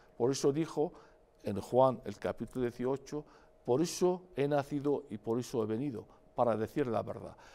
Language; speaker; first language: Spanish; non-native, fluent; Arabic